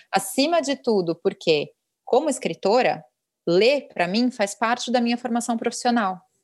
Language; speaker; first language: Portuguese; native; Portuguese